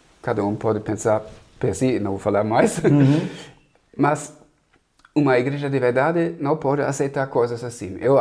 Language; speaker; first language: Portuguese; non-native, fluent; German